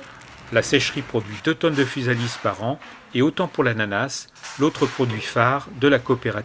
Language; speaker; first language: French; native; French